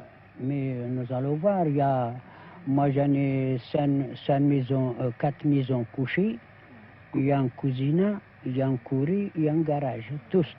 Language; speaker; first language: French; non-native, learner; Arabic